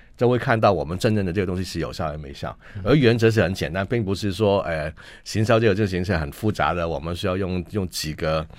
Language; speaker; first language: Chinese; non-native, local second language; Cantonese